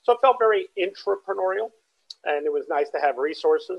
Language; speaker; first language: English; native; English